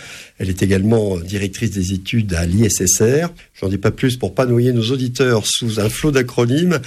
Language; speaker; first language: French; native; French